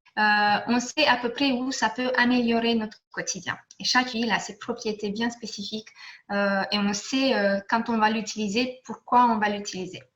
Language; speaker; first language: French; non-native, fluent; Romanian